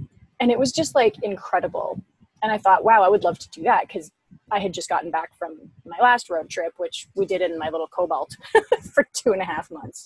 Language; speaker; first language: English; native; English